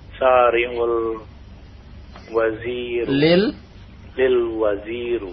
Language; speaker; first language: Arabic; non-native, learner; Indonesian